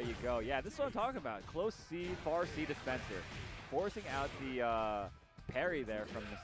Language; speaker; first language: English; native; English